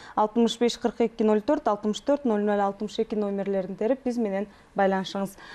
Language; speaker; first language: Kyrgyz; native; Kyrgyz